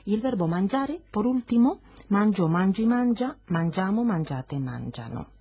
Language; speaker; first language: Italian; non-native, fluent; Spanish